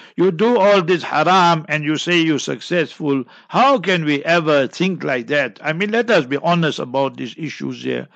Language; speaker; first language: English; native; English